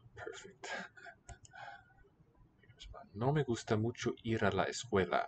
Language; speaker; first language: Spanish; non-native, learner; English